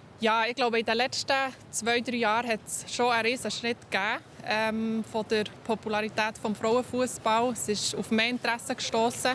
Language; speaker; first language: German; native; German